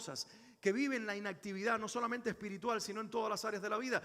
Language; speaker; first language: Spanish; native; Spanish